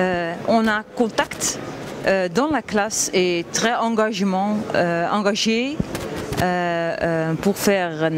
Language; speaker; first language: French; non-native, learner; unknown